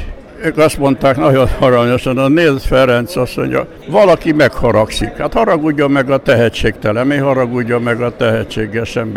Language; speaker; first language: Hungarian; native; Hungarian